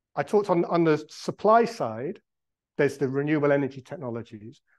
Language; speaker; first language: English; native; English